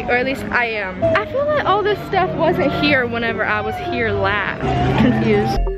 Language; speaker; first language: English; native; English